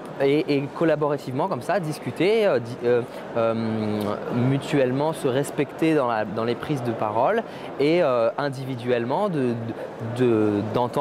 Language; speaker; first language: French; native; French